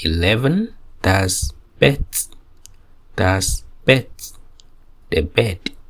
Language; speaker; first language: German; non-native, fluent; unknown